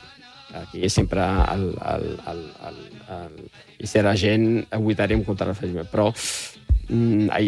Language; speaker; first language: Catalan; non-native, fluent; Riffian